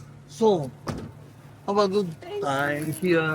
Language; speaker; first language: English; non-native, learner; Japanese